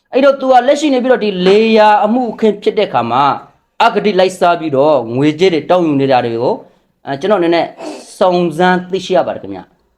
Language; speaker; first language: Burmese; non-native, local second language; Rohingya